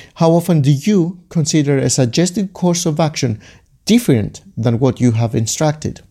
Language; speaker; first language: English; non-native, fluent; Greek